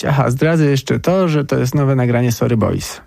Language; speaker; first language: Polish; native; Polish